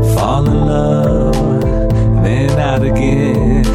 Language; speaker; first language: Spanish; non-native, fluent; English